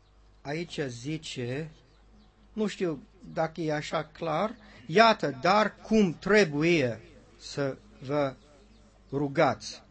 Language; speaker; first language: Romanian; non-native, learner; English